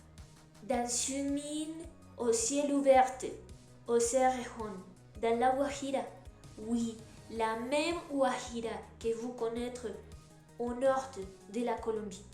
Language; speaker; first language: French; non-native, learner; Spanish